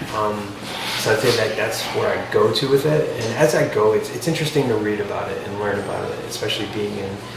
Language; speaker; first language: English; native; English